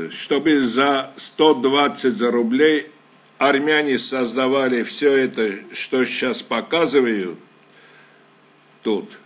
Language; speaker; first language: Russian; non-native, fluent; Armenian